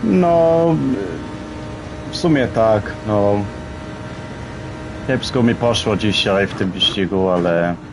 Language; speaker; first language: Polish; early bilingual, heritage; Polish